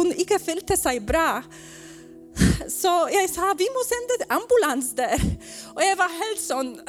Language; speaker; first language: Swedish; non-native, learner; Polish